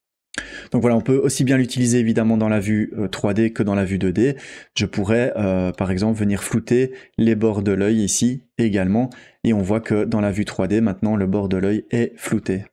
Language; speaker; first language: French; native; French